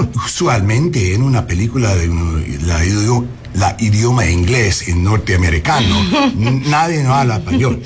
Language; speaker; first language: Spanish; non-native, learner; English